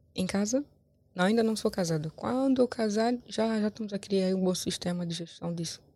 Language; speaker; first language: Portuguese; native; Portuguese